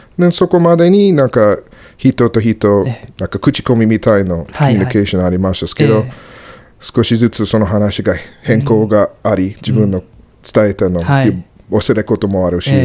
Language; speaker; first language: Japanese; non-native, learner; English